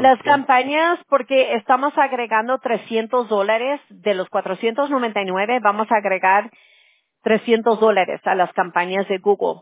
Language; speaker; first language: Spanish; early bilingual, heritage; Spanish